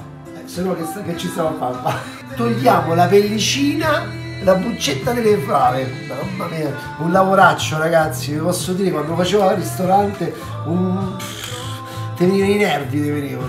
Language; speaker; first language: Italian; native; Italian